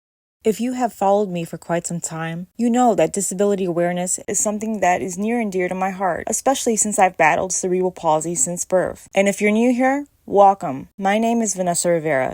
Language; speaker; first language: English; native; English